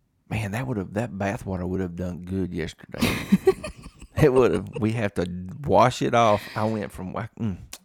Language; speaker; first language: English; native; English